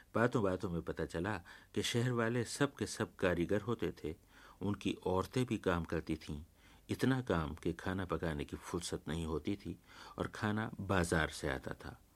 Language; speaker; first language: Urdu; native; Urdu